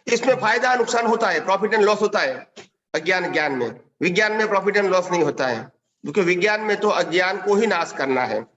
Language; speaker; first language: Hindi; non-native, local second language; Gujarati